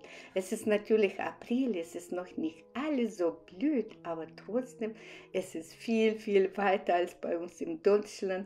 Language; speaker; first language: German; non-native, fluent; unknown